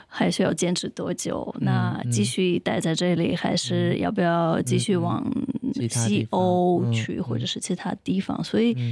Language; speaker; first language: Chinese; non-native, fluent; Ukrainian